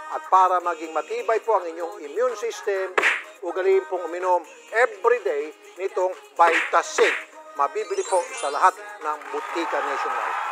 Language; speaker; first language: Filipino; native; Filipino